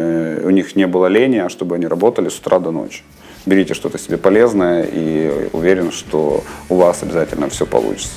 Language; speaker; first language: Russian; native; Russian